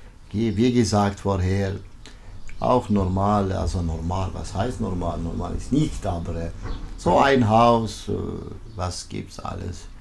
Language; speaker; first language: German; non-native, learner; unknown